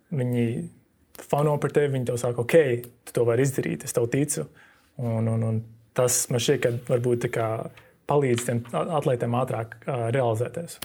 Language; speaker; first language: Latvian; native; Latvian